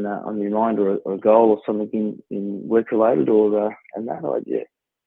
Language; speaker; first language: English; native; English